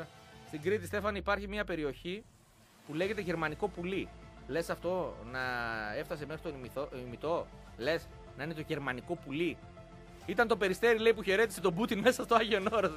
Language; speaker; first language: Greek; native; Greek